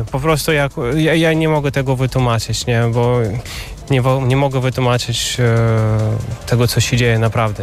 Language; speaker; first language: Polish; non-native, fluent; Russian